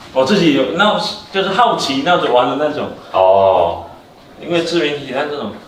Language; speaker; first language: Chinese; native; Chinese